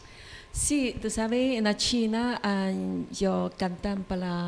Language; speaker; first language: Spanish; non-native, learner; Chinese